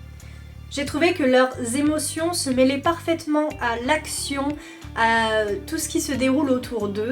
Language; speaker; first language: French; native; French